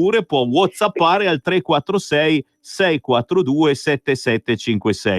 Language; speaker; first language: Italian; native; Italian